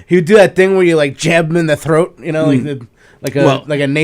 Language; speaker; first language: English; native; English